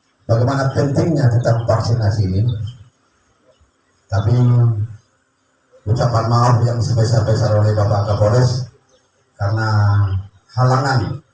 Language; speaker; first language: Indonesian; native; Indonesian